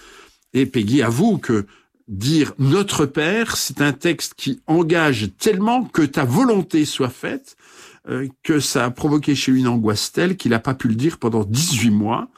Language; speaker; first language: French; native; French